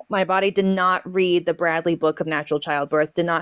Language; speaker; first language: English; native; English